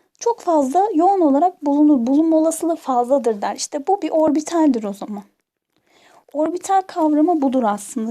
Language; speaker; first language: Turkish; native; Turkish